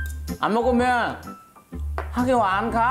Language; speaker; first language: Korean; non-native, learner; Vietnamese